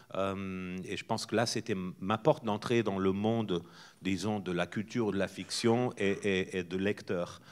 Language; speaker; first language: French; non-native, fluent; Portuguese